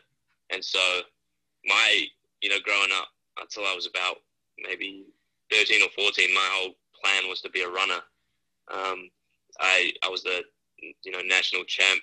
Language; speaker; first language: English; native; English